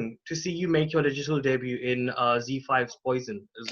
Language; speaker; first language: English; non-native, local second language; Hindi